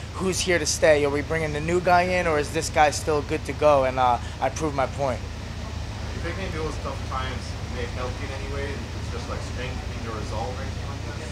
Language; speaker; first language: English; native; English